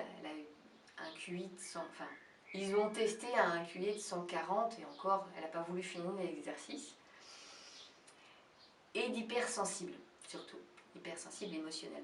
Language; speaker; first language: French; native; French